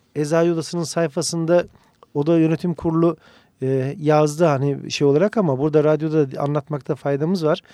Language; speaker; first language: Turkish; native; Turkish